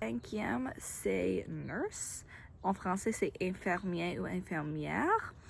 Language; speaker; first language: French; non-native, learner; English